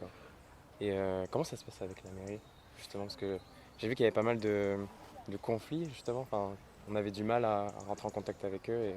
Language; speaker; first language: French; native; French